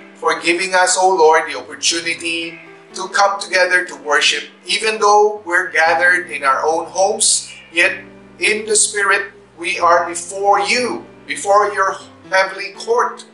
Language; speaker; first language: English; non-native, local second language; Min Nan Chinese